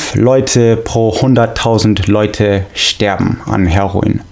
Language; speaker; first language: German; non-native, fluent; English